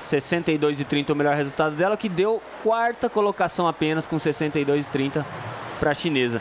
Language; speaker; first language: Portuguese; native; Portuguese